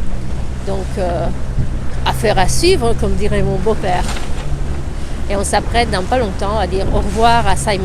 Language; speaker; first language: French; native; French